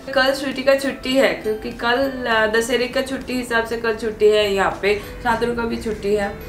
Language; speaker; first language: Hindi; non-native, local second language; Bangla